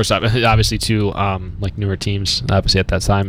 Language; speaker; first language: English; native; English